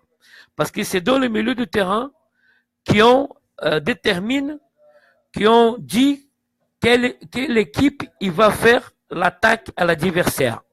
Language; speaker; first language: French; non-native, fluent; Portuguese